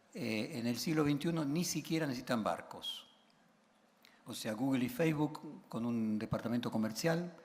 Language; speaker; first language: Spanish; native; Spanish